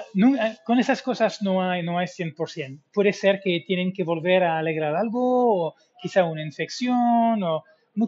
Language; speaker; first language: Spanish; non-native, fluent; English